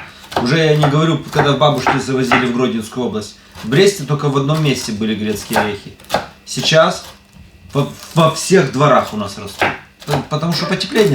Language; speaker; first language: Russian; native; Russian